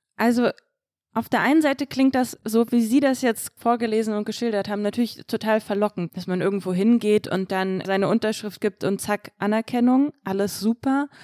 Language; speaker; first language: German; early bilingual, other home language; Russian